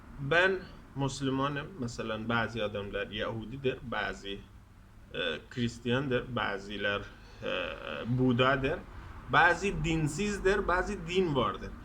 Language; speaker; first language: Turkish; non-native, learner; Persian